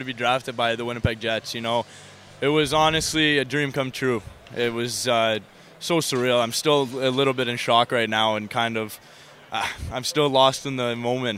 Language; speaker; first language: English; native; English